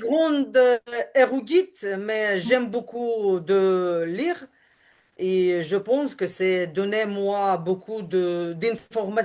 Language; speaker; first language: French; non-native, learner; Ukrainian